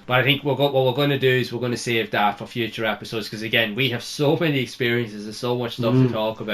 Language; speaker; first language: English; native; English